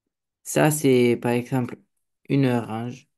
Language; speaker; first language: French; non-native, learner; Romanian